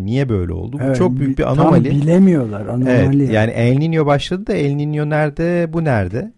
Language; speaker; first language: Turkish; native; Turkish